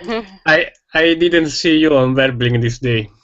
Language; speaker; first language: English; non-native, learner; Italian